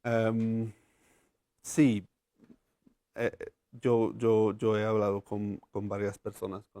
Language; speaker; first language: Spanish; non-native, fluent; English